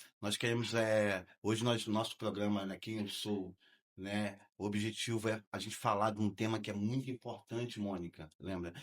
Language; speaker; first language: Portuguese; native; Portuguese